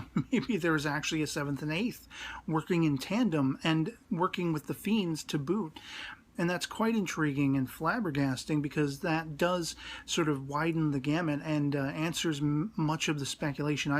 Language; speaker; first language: English; native; English